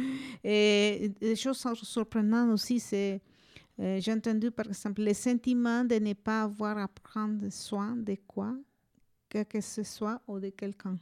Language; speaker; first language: French; non-native, fluent; Spanish